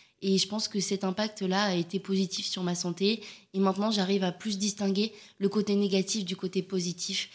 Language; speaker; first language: French; native; French